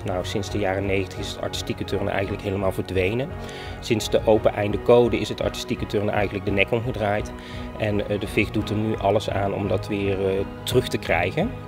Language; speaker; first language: Dutch; native; Dutch